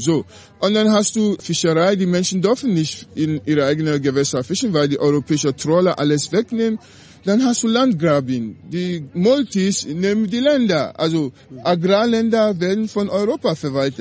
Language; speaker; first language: German; non-native, fluent; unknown